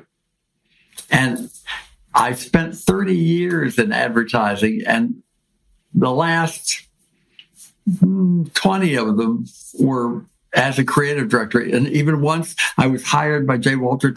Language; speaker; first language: English; native; English